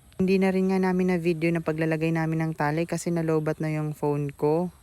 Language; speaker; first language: Filipino; non-native, local second language; Bikol